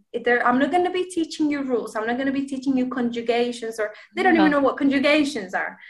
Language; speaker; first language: English; non-native, fluent; Spanish